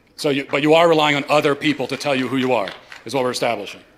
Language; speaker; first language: English; native; English